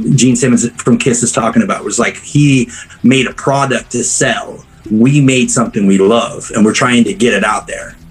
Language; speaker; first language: English; native; English